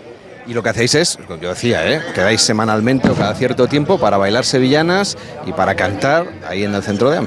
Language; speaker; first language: Spanish; native; Spanish